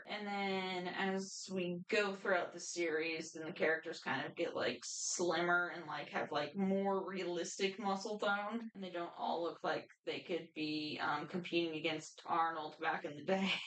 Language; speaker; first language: English; native; English